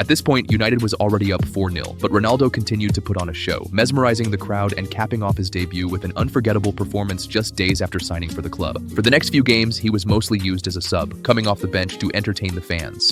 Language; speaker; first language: English; native; English